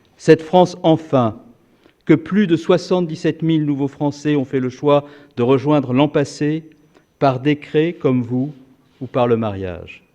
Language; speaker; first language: French; native; French